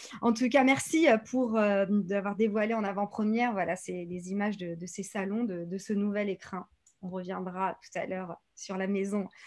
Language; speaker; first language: French; native; French